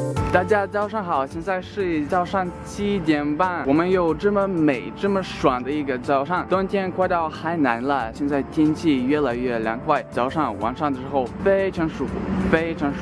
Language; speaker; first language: Chinese; non-native, fluent; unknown